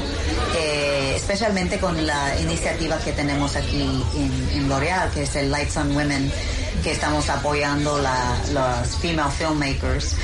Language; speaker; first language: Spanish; non-native, learner; English